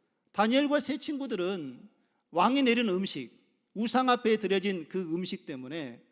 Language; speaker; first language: Korean; native; Korean